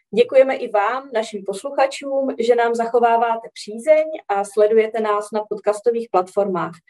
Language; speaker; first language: Czech; native; Czech